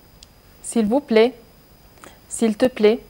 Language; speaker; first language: French; non-native, learner; Arabic